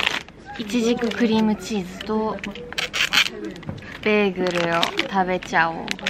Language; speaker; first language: Japanese; native; Japanese